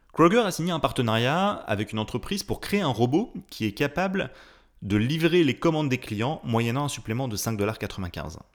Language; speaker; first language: French; native; French